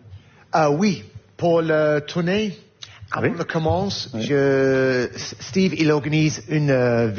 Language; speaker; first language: French; non-native, learner; English